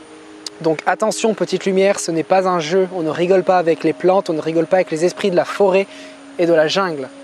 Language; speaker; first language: French; native; French